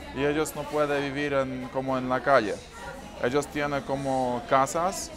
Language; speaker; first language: Spanish; non-native, learner; Polish